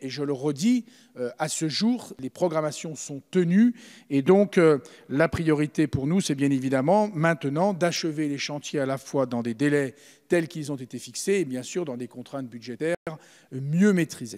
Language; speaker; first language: French; native; French